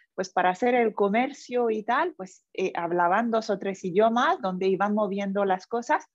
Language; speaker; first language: Spanish; non-native, fluent; French